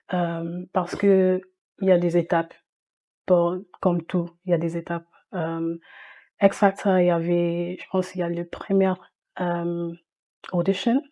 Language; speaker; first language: French; early bilingual, heritage; French